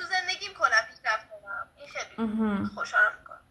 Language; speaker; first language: Persian; native; Persian